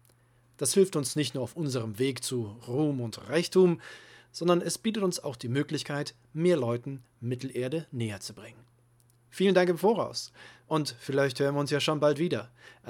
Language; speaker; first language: German; native; German